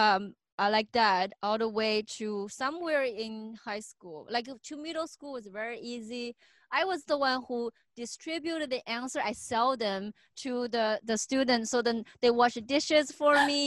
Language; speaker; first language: English; non-native, fluent; Chinese